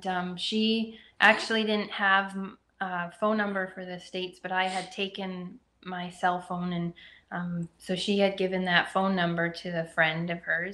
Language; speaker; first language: English; native; English